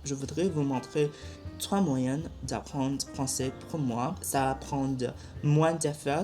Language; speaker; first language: French; non-native, learner; Chinese